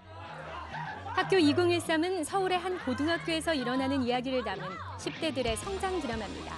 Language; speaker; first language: Korean; native; Korean